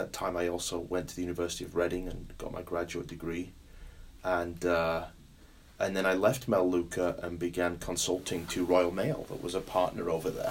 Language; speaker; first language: English; native; English